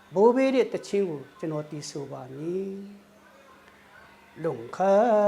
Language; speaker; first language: Burmese; non-native, local second language; Thado Chin